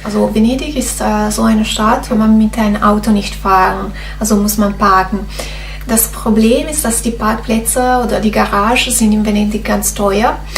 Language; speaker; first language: German; non-native, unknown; Italian